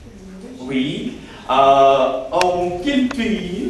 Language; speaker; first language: French; non-native, fluent; Russian